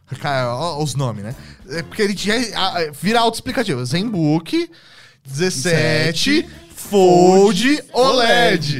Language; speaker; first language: Portuguese; native; Portuguese